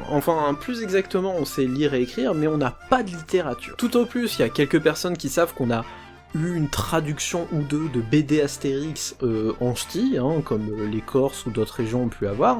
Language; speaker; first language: French; native; French